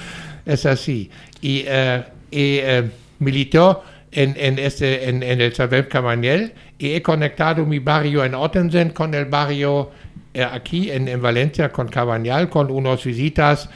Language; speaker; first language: Spanish; non-native, fluent; German